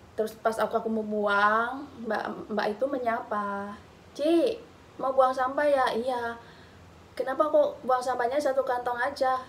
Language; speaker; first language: Indonesian; native; Indonesian